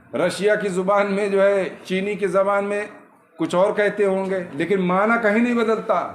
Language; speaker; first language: Urdu; native; Urdu